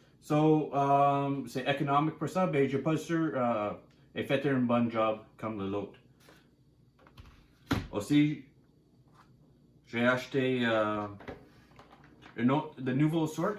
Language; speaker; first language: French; non-native, learner; English